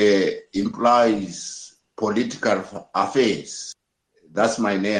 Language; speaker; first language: English; non-native, local second language; North Ndebele